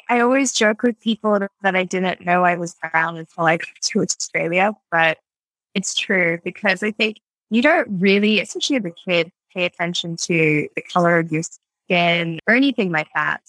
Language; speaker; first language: English; native; English